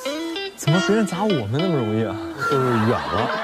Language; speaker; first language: Chinese; native; Chinese